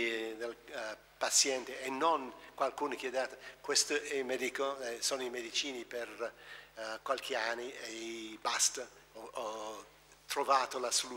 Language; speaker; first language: Italian; non-native, fluent; English